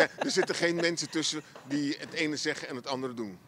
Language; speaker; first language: Dutch; native; Dutch